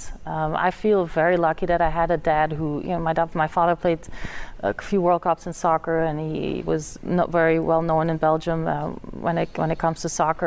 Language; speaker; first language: English; non-native, fluent; Dutch